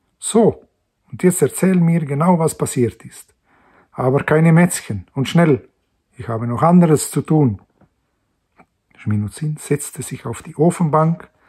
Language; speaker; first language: German; non-native, local second language; Romansh